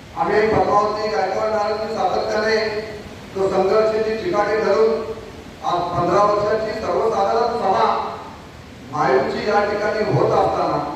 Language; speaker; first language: Marathi; native; Marathi